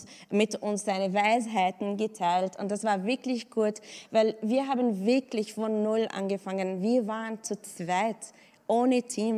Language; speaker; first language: German; non-native, fluent; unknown